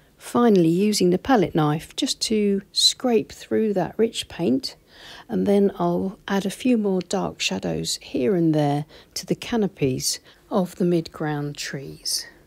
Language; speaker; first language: English; native; English